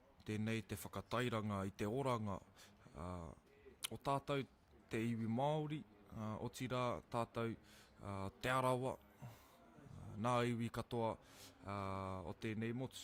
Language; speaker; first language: Māori; non-native, local second language; English